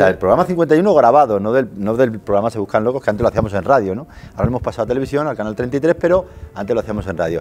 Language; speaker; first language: Spanish; native; Spanish